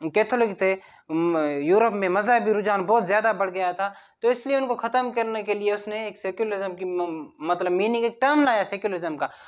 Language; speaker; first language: Urdu; non-native, local second language; Sindhi